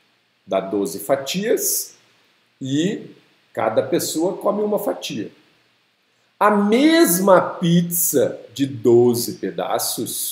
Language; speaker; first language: Portuguese; native; Portuguese